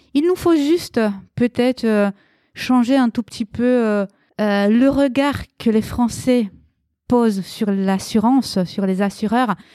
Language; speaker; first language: French; early bilingual, other home language; Romanian